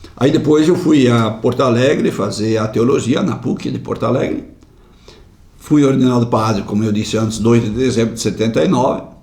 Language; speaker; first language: Portuguese; non-native, local second language; German